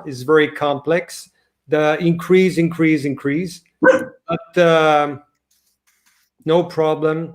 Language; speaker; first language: English; non-native, learner; French